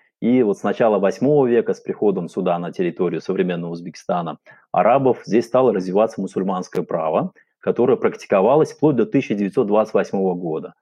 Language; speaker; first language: Russian; non-native, local second language; Uzbek